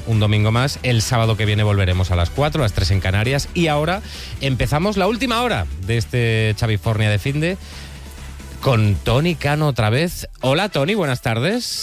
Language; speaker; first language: Spanish; native; Spanish